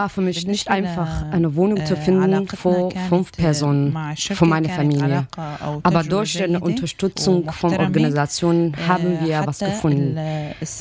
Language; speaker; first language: German; non-native, learner; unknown